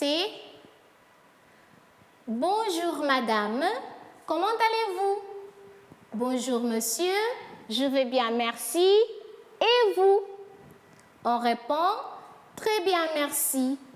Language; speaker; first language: French; non-native, fluent; Portuguese